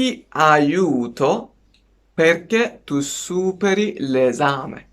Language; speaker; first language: Italian; non-native, fluent; Persian